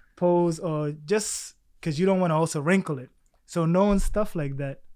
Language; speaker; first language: English; early bilingual, other home language; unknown